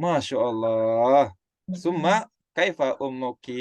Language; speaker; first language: Arabic; non-native, fluent; Indonesian